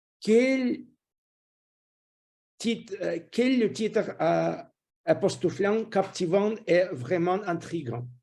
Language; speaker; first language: French; non-native, fluent; Russian